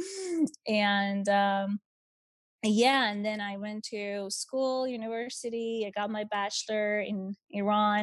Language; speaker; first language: English; non-native, fluent; Persian